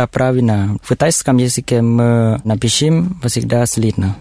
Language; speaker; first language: Russian; non-native, learner; Thai